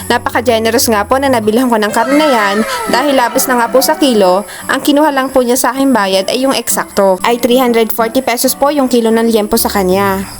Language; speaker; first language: Filipino; native; Filipino